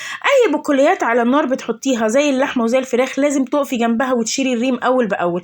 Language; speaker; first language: Arabic; native; Arabic